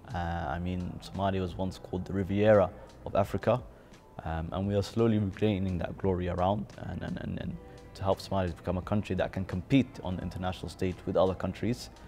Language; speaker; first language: English; native; English